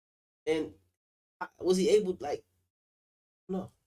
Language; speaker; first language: English; native; English